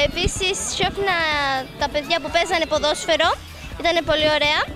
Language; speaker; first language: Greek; early bilingual, other home language; Arabic